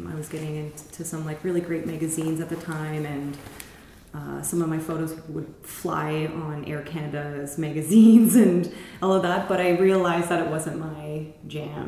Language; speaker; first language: English; native; English